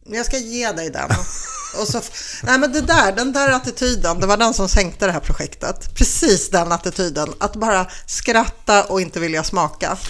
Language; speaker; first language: Swedish; early bilingual, other home language; Polish